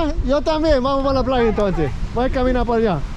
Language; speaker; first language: Spanish; non-native, learner; English